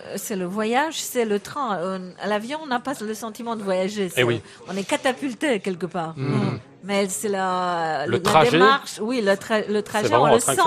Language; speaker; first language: French; non-native, fluent; Romanian